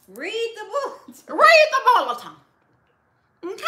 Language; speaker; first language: English; native; English